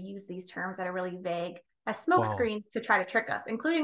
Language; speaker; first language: English; native; English